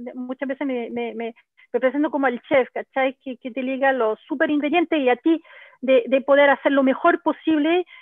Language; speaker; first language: Spanish; non-native, fluent; French